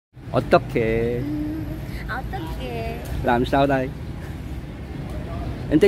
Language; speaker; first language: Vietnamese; non-native, learner; Korean